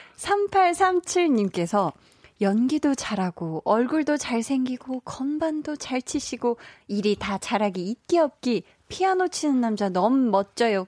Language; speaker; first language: Korean; native; Korean